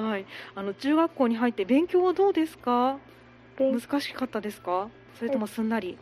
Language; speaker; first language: Japanese; native; Japanese